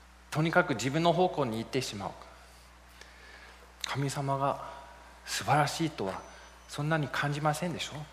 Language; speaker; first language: Japanese; non-native, fluent; English